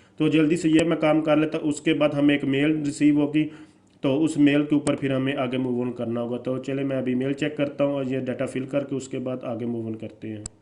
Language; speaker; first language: Urdu; non-native, local second language; Punjabi